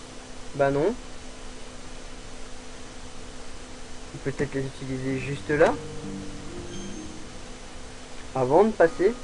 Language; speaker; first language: French; native; French